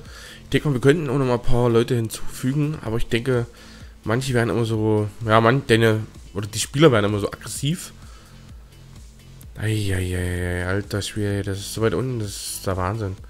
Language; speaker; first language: German; native; German